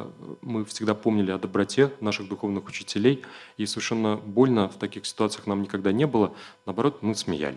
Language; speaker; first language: Russian; native; Russian